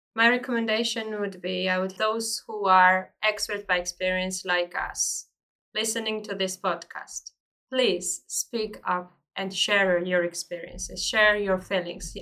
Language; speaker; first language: English; non-native, fluent; Georgian